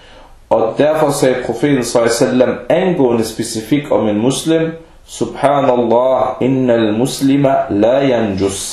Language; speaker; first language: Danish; early bilingual, other home language; Arabic